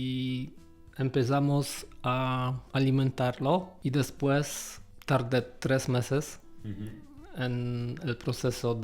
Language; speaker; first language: Spanish; non-native, learner; Polish